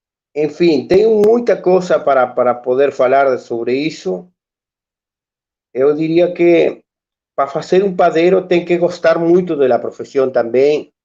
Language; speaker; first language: Portuguese; non-native, learner; Spanish